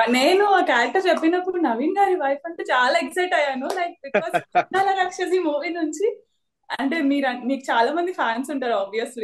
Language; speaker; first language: Telugu; native; Telugu